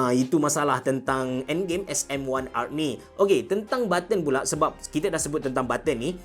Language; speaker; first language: Malay; native; Malay